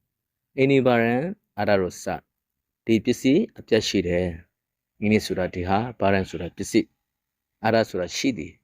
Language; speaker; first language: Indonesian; non-native, fluent; Burmese